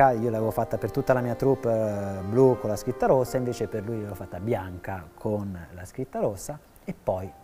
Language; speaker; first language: Italian; native; Italian